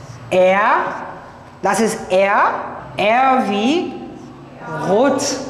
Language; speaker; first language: German; non-native, fluent; Marathi